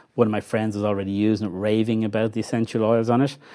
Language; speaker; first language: English; native; English